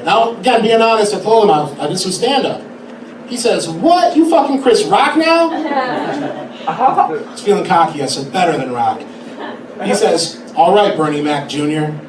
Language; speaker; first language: English; native; English